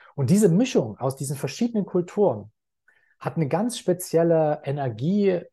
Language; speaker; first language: German; native; German